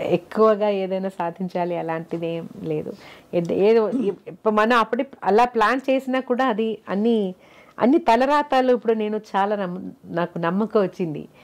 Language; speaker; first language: Telugu; non-native, fluent; Malayalam